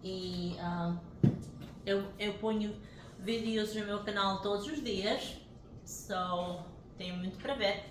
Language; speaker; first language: Portuguese; early bilingual, heritage; English